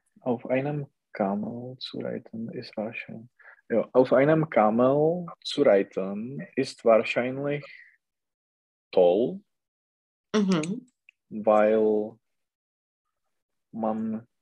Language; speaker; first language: German; non-native, learner; Czech